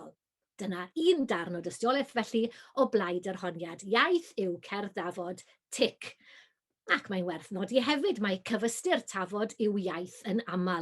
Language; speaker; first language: Welsh; native; Welsh